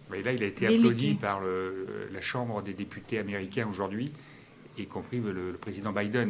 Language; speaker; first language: French; native; French